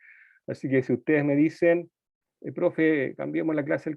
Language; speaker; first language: Spanish; native; Spanish